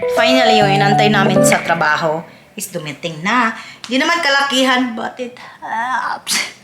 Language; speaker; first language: Filipino; non-native, local second language; Cebuano